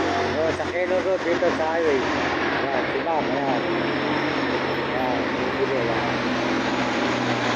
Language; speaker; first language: Filipino; native; Filipino